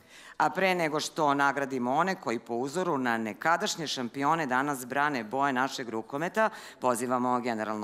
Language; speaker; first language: Serbian; native; Serbian